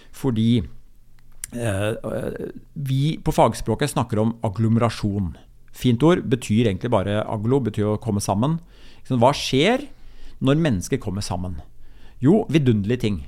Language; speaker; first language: Norwegian; native; Norwegian